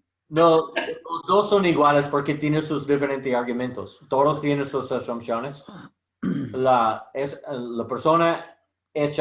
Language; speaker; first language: Spanish; non-native, learner; English